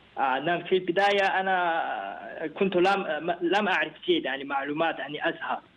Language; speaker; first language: Arabic; non-native, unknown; Korean